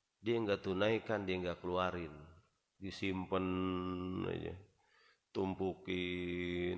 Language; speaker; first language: Indonesian; native; Indonesian